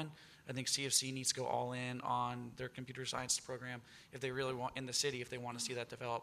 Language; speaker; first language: English; native; English